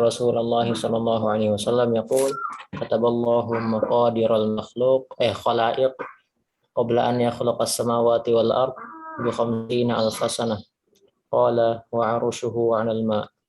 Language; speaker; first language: Arabic; non-native, learner; Indonesian